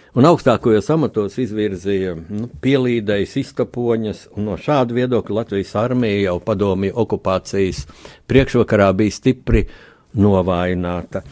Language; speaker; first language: Latvian; native; Latvian